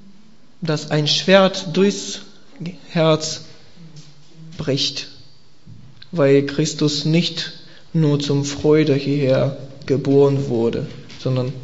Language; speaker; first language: German; non-native, learner; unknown